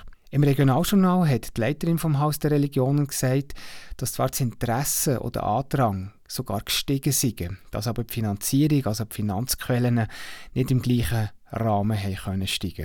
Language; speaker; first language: German; native; German